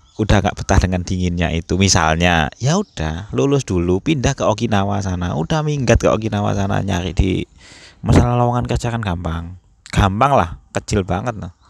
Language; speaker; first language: Indonesian; native; Indonesian